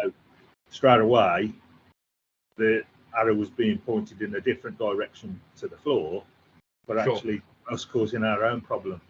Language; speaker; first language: English; native; English